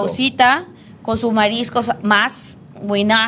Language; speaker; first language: Spanish; native; Spanish